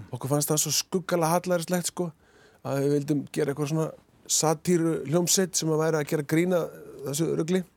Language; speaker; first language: Icelandic; native; Icelandic